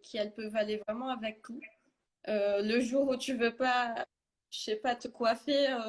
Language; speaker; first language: French; non-native, fluent; Portuguese